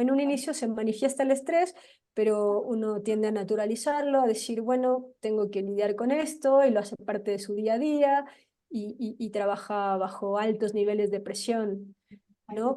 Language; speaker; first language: Spanish; native; Spanish